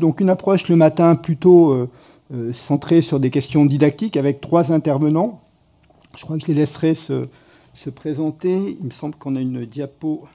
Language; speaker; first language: French; native; French